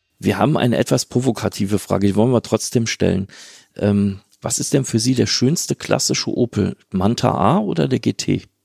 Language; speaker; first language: German; native; German